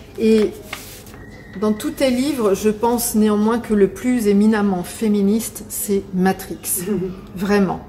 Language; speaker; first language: French; native; French